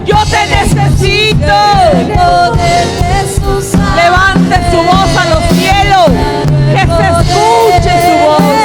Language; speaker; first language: Spanish; native; Spanish